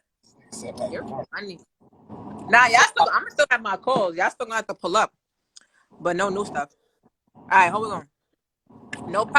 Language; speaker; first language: English; native; English